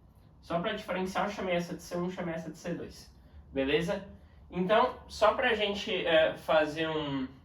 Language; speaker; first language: Portuguese; native; Portuguese